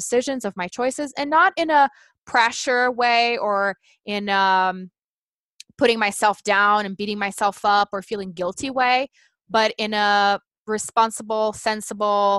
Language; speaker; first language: English; non-native, fluent; Portuguese